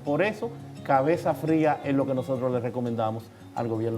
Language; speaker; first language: Spanish; native; Spanish